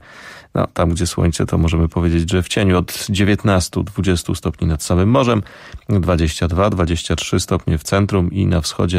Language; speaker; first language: Polish; native; Polish